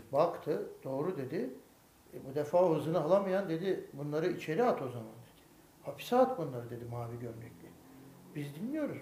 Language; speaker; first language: Turkish; native; Turkish